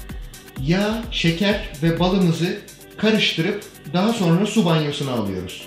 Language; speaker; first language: Turkish; native; Turkish